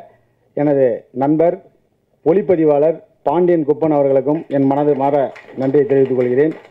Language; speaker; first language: Tamil; native; Tamil